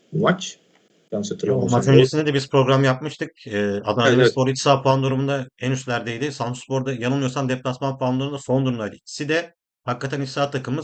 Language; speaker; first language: Turkish; native; Turkish